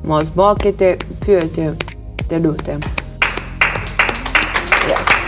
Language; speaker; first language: Albanian; early bilingual, heritage; Albanian